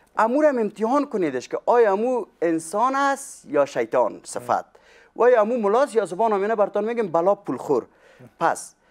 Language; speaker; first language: Persian; native; Persian